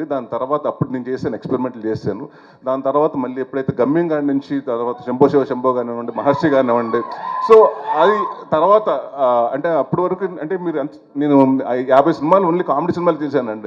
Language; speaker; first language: Telugu; native; Telugu